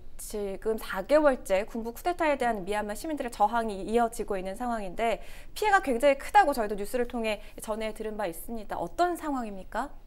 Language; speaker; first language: Korean; native; Korean